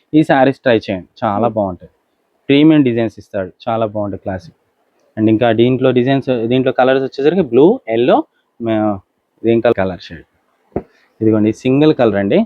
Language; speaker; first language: Telugu; native; Telugu